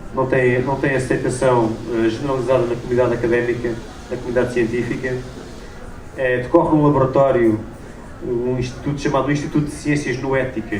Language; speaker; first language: Portuguese; native; Portuguese